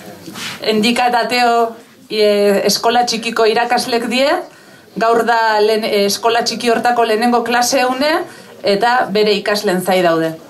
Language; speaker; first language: Basque; native; Basque